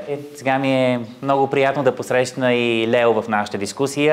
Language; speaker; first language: Bulgarian; native; Bulgarian